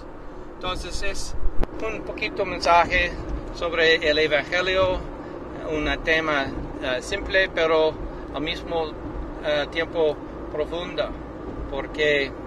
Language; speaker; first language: Spanish; non-native, learner; English